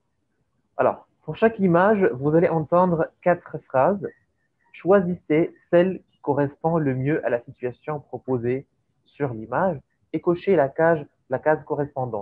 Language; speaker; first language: French; native; French